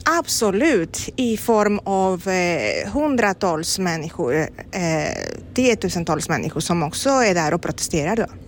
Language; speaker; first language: Swedish; non-native, fluent; Spanish